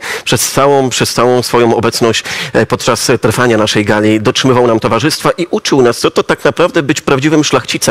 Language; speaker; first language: Polish; native; Polish